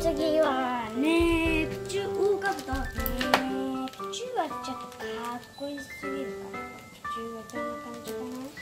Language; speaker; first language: Japanese; native; Japanese